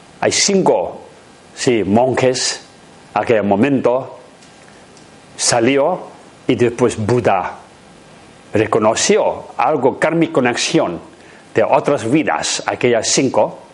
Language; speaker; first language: Spanish; non-native, learner; Tibetan